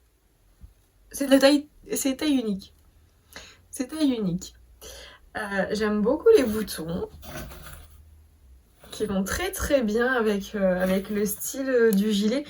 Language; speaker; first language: French; native; French